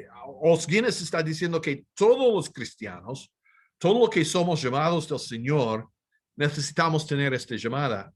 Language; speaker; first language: Spanish; non-native, fluent; English